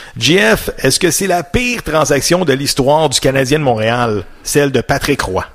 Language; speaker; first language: French; native; French